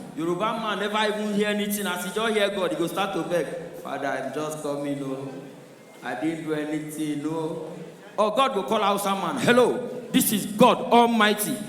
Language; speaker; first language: Nigerian Pidgin; non-native, local second language; Igbo